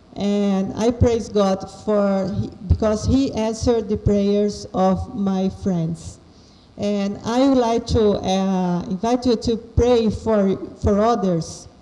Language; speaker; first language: English; non-native, fluent; Portuguese